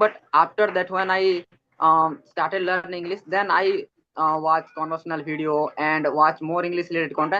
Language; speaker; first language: English; non-native, learner; Odia